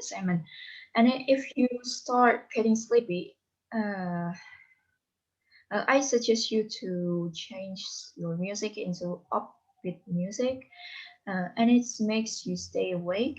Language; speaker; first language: English; non-native, learner; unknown